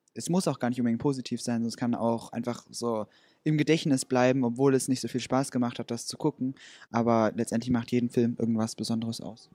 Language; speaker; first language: German; native; German